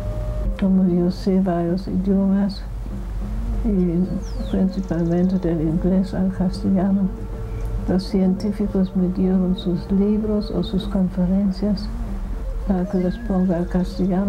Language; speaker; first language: Spanish; non-native, fluent; German